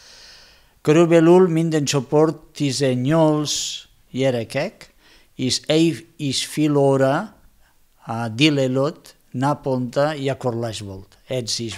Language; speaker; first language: Hungarian; non-native, learner; Spanish